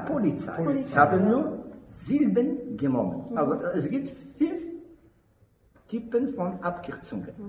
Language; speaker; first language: German; non-native, learner; French